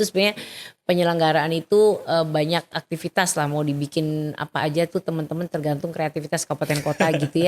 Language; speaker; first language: Indonesian; native; Indonesian